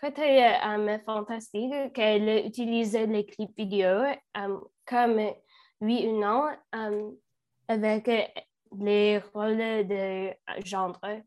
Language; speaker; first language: French; non-native, learner; English